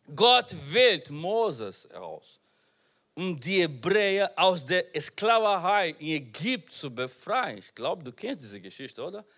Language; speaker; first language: German; non-native, learner; Portuguese